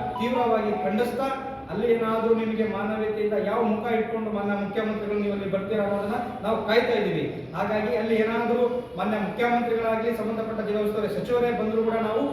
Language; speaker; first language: Kannada; non-native, local second language; Lambadi